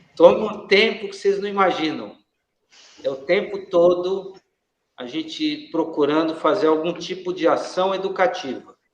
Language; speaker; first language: Portuguese; native; Portuguese